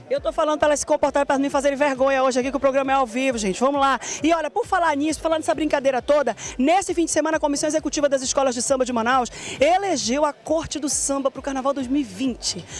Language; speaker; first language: Portuguese; native; Portuguese